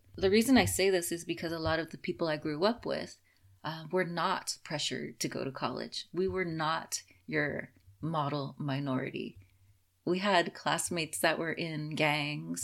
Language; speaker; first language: English; native; English